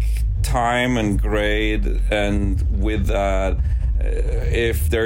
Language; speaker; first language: English; non-native, fluent; Swedish